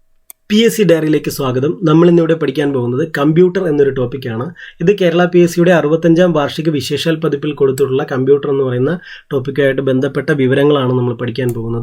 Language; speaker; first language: Malayalam; native; Malayalam